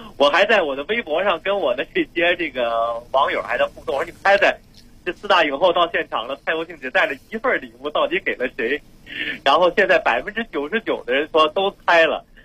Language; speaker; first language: Chinese; native; Chinese